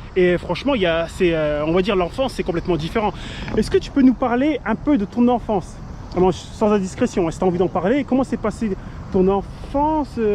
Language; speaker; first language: French; native; French